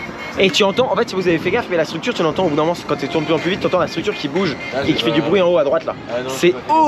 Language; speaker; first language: French; native; French